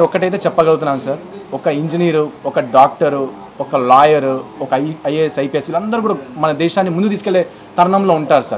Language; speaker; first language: Telugu; native; Telugu